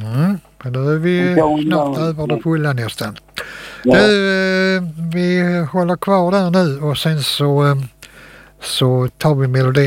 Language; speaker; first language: Swedish; native; Swedish